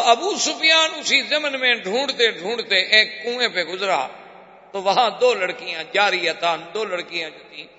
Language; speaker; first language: Urdu; native; Urdu